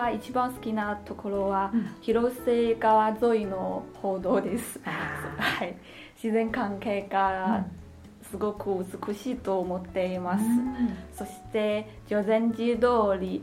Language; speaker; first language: Japanese; non-native, fluent; Chinese